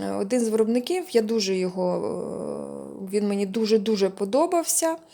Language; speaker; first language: Ukrainian; non-native, local second language; Russian